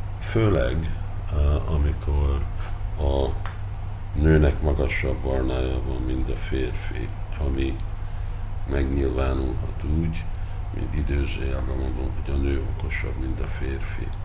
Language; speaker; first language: Hungarian; early bilingual, heritage; Hungarian